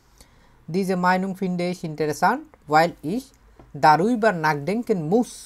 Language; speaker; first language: German; non-native, fluent; Bangla